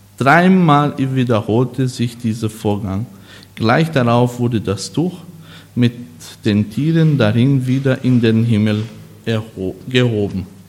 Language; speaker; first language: German; non-native, learner; Portuguese